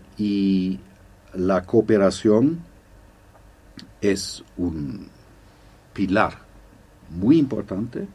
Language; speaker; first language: Spanish; non-native, fluent; German